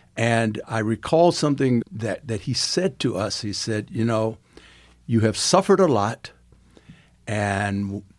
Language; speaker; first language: English; native; English